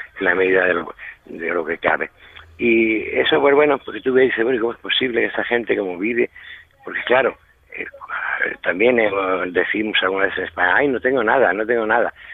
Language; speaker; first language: Spanish; native; Spanish